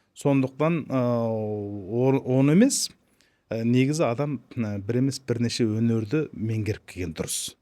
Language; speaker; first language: Kazakh; early bilingual, heritage; Kazakh